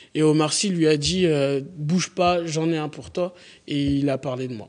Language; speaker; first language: French; native; French